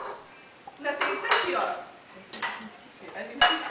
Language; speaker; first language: Portuguese; native; Portuguese